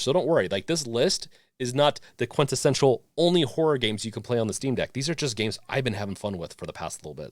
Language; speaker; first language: English; native; English